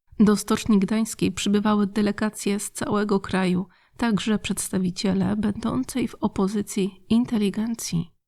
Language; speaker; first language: Polish; native; Polish